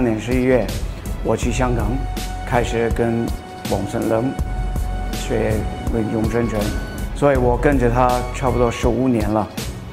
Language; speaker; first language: Chinese; non-native, fluent; English